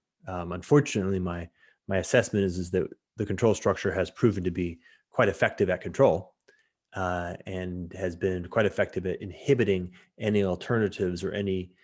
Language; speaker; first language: English; native; English